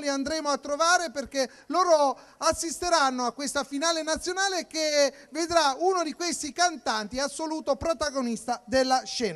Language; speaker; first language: Italian; native; Italian